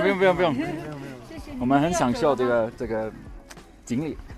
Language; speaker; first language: Chinese; non-native, learner; English